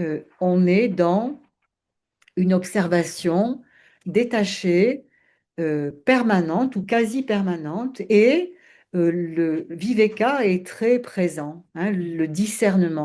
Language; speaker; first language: French; native; French